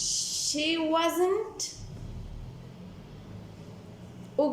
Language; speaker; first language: English; non-native, learner; Spanish